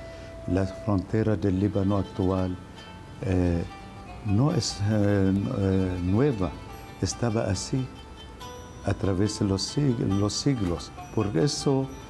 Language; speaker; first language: Spanish; non-native, fluent; Arabic